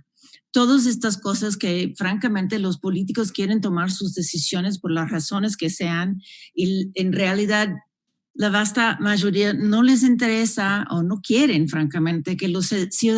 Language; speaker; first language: Spanish; non-native, fluent; English